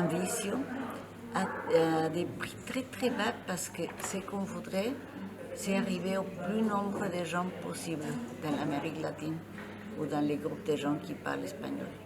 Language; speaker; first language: French; non-native, fluent; Spanish